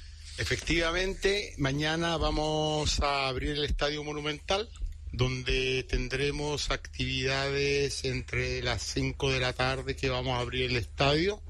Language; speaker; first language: Spanish; native; Spanish